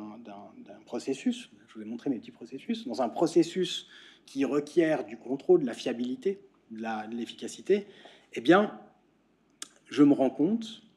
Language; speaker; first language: French; native; French